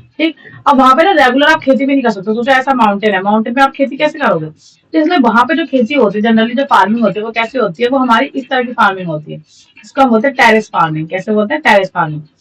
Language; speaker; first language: Hindi; native; Hindi